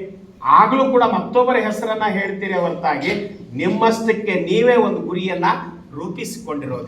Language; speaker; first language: Kannada; native; Kannada